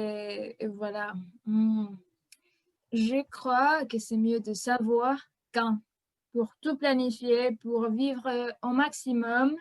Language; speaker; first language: French; non-native, fluent; Spanish